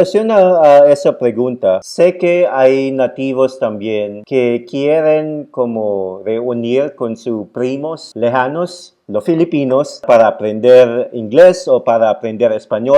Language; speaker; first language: Spanish; non-native, fluent; Filipino